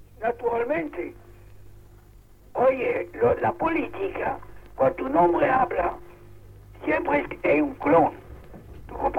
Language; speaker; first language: Spanish; non-native, local second language; Catalan